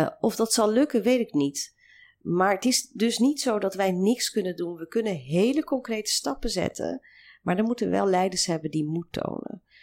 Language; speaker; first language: Dutch; early bilingual, other home language; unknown